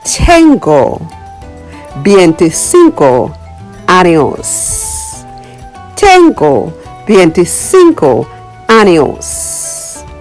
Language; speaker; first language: Spanish; non-native, learner; English